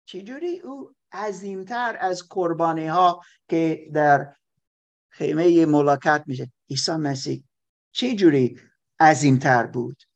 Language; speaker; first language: Persian; non-native, fluent; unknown